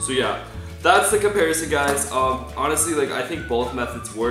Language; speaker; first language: English; native; English